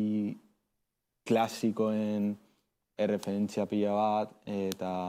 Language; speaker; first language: Basque; non-native, local second language; Spanish